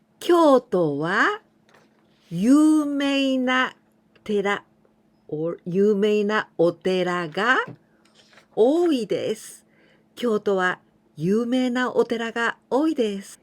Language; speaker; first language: Japanese; non-native, fluent; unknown